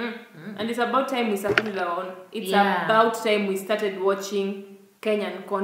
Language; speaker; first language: English; non-native, local second language; Swahili